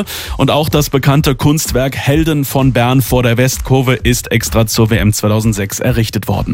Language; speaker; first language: German; native; German